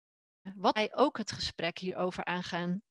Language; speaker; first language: Dutch; native; Dutch